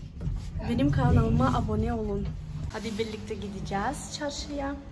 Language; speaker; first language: Turkish; non-native, learner; Kazakh